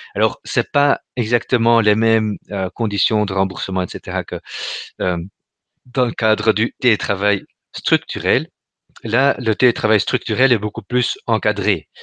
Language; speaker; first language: French; native; French